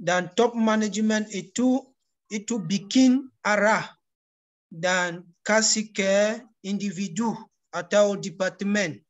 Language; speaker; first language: Indonesian; non-native, learner; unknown